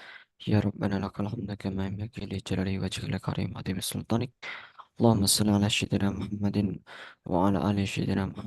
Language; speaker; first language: Arabic; non-native, fluent; Indonesian